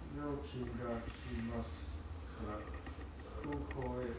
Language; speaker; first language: Japanese; non-native, learner; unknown